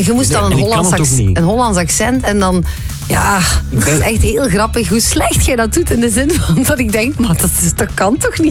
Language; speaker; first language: Dutch; native; Dutch